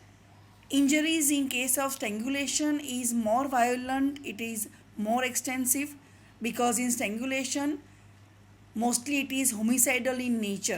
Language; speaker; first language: English; non-native, local second language; Gujarati